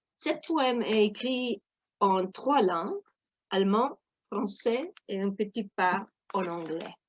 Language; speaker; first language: French; non-native, fluent; German